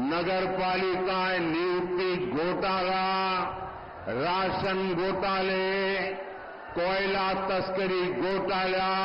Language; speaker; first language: Hindi; non-native, local second language; Gujarati